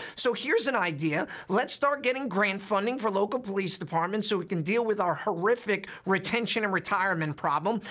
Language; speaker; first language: English; native; English